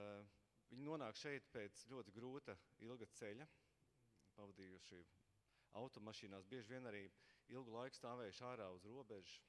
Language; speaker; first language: Latvian; native; Latvian